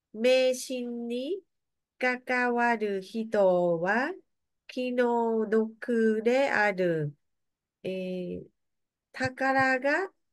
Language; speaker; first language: Japanese; non-native, learner; Vietnamese